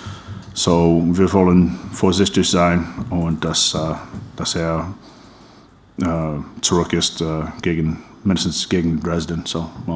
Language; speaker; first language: German; non-native, fluent; English